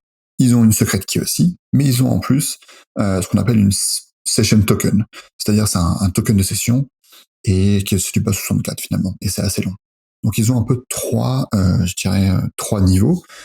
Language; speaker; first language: French; native; French